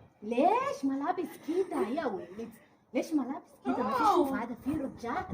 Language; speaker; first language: Arabic; non-native, learner; Amharic